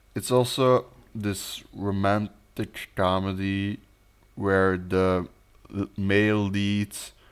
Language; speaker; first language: English; non-native, fluent; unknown